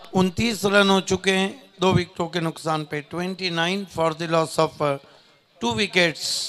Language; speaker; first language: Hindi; non-native, local second language; Marathi